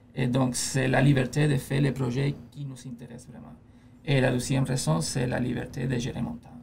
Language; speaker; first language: French; non-native, fluent; Spanish